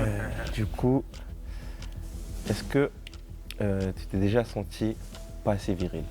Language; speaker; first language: French; native; French